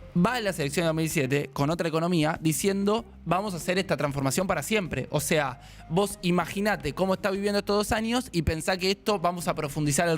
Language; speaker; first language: Spanish; native; Spanish